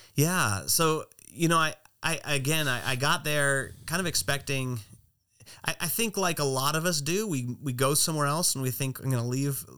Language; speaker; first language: English; native; English